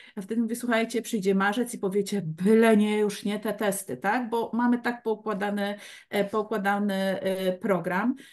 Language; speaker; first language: Polish; native; Polish